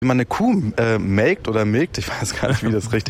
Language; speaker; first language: German; native; German